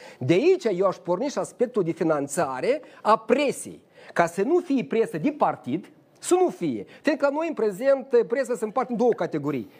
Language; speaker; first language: Romanian; native; Romanian